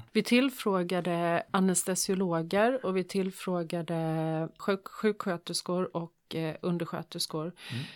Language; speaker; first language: Swedish; native; Swedish